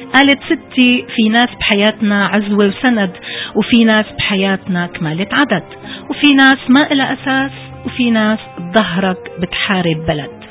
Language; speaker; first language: Arabic; native; Arabic